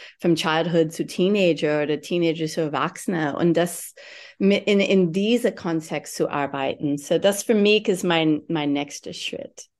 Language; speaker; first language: German; non-native, learner; English